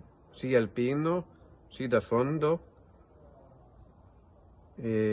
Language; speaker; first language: Italian; non-native, local second language; German